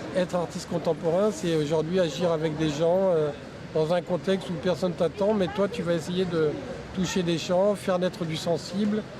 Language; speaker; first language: French; native; French